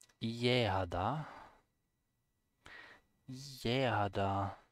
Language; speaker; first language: Korean; non-native, learner; German